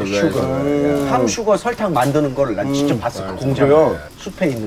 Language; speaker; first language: Korean; native; Korean